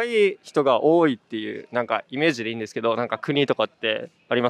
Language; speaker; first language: Japanese; native; Japanese